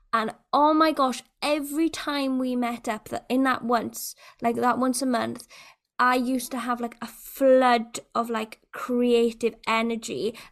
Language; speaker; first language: English; native; English